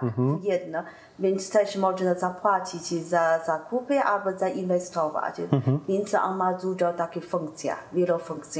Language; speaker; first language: Polish; non-native, learner; Chinese